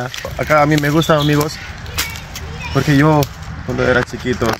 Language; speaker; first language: Spanish; non-native, learner; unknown